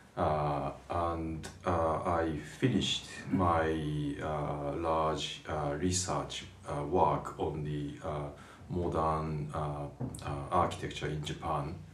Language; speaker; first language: English; non-native, fluent; Japanese